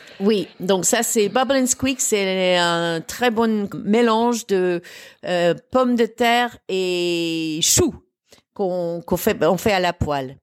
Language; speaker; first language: French; non-native, fluent; English